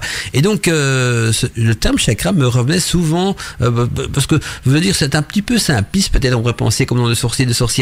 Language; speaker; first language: French; native; French